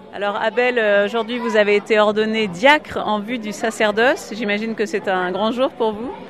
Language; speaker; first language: French; native; French